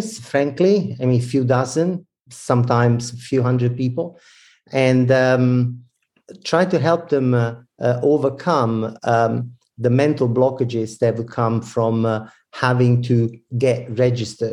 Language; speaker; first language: English; non-native, fluent; Italian